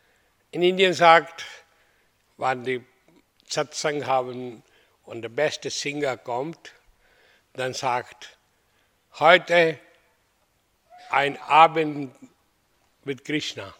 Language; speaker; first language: German; non-native, fluent; Hindi